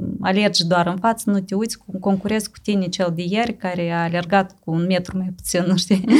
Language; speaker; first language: Romanian; native; Romanian